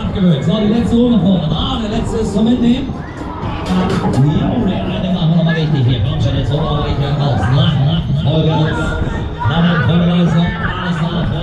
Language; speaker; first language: German; native; German